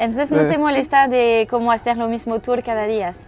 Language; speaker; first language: Spanish; non-native, learner; French